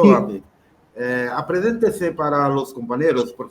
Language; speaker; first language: Spanish; non-native, local second language; Portuguese